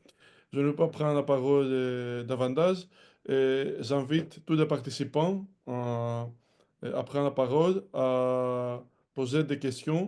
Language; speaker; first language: French; non-native, fluent; Greek